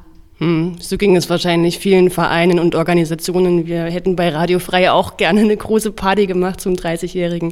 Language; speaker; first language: German; native; German